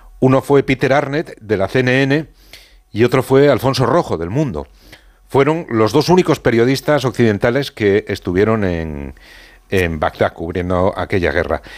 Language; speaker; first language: Spanish; native; Spanish